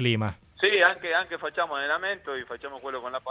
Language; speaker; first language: Italian; non-native, learner; Spanish